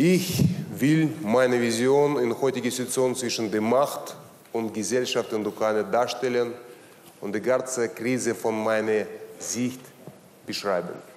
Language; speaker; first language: German; non-native, learner; Russian